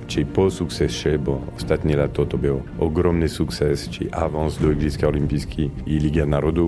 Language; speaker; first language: Polish; non-native, fluent; Italian